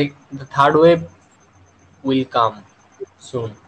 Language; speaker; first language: English; non-native, local second language; Bangla